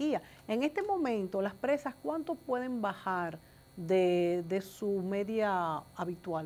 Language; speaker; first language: Spanish; native; Spanish